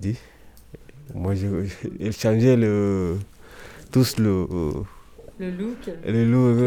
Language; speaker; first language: French; non-native, learner; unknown